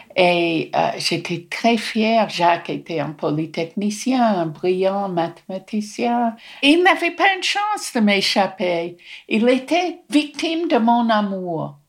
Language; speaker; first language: French; non-native, fluent; English